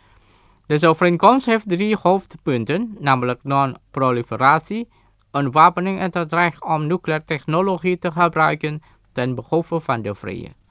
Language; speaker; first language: Dutch; non-native, fluent; Indonesian